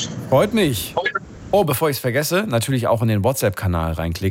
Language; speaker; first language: German; native; German